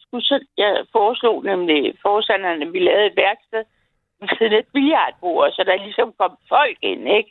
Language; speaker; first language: Danish; native; Danish